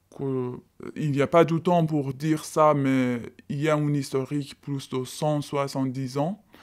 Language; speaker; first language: French; non-native, fluent; Persian